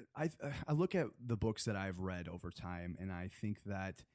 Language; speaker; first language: English; native; English